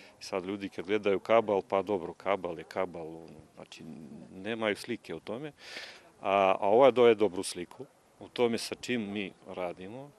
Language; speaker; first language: Bosnian; non-native, fluent; Russian